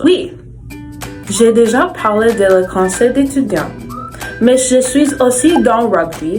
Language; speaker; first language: French; non-native, learner; English